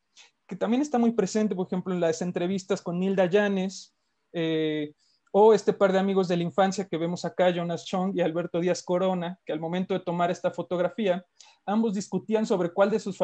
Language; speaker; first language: Spanish; native; Spanish